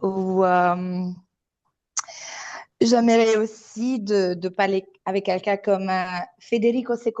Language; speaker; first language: French; non-native, fluent; Italian